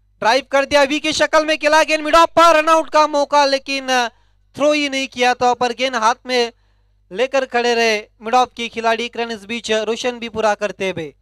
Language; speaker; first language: Hindi; non-native, local second language; Marathi